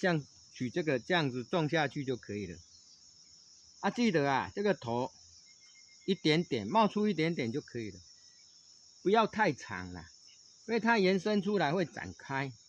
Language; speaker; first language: Chinese; non-native, local second language; Min Nan Chinese